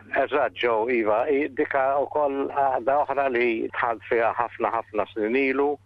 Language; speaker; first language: Maltese; native; Maltese